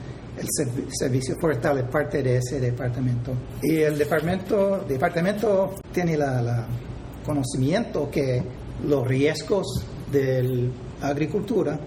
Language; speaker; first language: Spanish; non-native, fluent; English